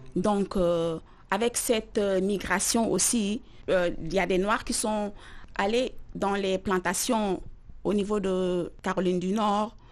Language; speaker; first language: French; non-native, local second language; Wolof